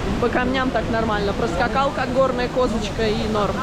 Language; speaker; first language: Russian; native; Russian